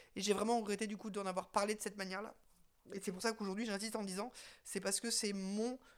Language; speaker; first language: French; native; French